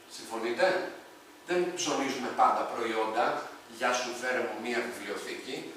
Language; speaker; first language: Greek; early bilingual, other home language; Arabic